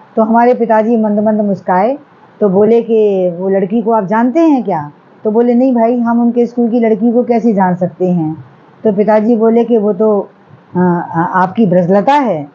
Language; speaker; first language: Hindi; native; Hindi